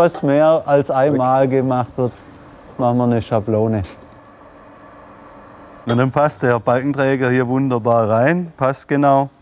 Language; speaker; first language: German; native; German